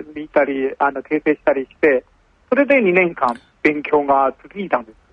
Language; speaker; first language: Japanese; non-native, fluent; Chinese